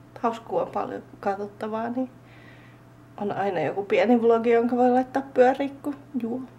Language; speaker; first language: Finnish; native; Finnish